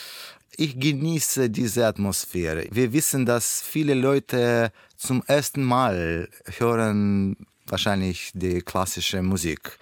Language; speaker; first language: German; non-native, learner; Russian